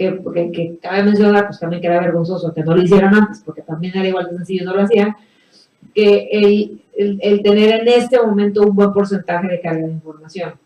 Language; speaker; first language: Spanish; native; Spanish